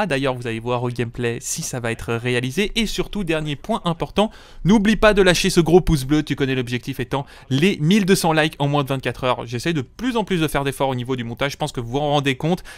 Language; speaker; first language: French; native; French